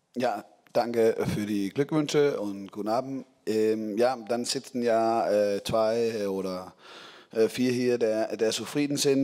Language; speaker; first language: German; non-native, fluent; Danish